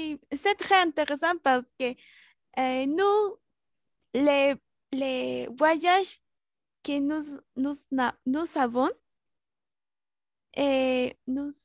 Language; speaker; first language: French; non-native, learner; Spanish